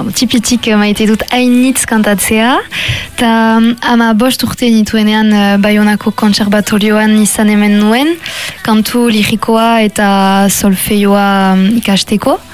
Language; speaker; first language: Basque; non-native, local second language; French